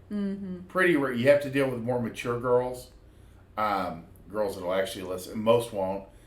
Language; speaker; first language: English; native; English